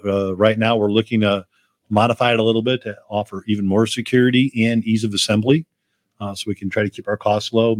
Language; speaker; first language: English; native; English